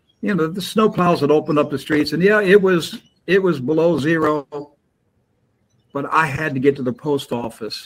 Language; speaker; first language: English; native; English